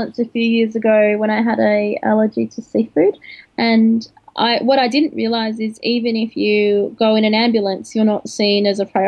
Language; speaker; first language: English; native; English